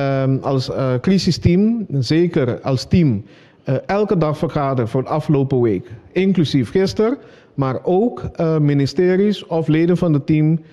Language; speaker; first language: Dutch; non-native, local second language; Papiamento